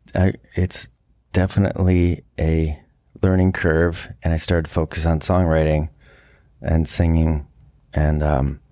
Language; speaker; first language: English; native; English